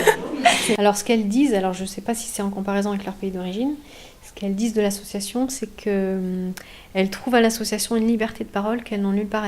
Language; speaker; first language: French; native; French